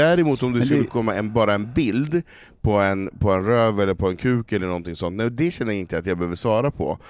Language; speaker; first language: Swedish; native; Swedish